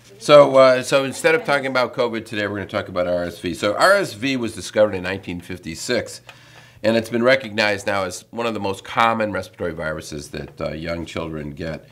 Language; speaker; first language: English; native; English